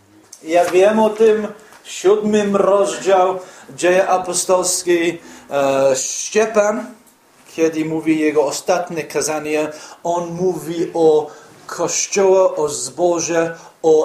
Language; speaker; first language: Polish; non-native, fluent; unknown